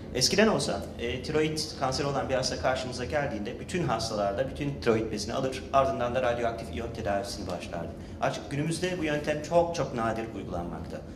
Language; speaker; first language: Turkish; native; Turkish